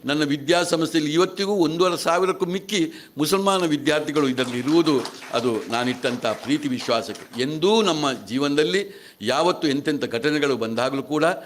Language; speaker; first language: Kannada; native; Kannada